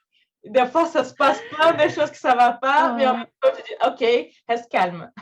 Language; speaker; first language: French; non-native, fluent; Portuguese